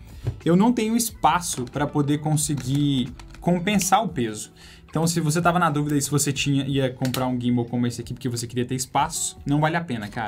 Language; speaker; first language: Portuguese; native; Portuguese